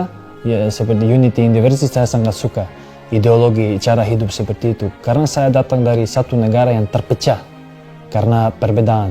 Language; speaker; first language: Indonesian; non-native, fluent; Serbian